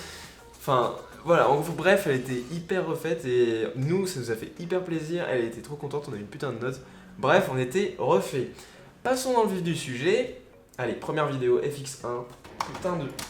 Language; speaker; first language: French; native; French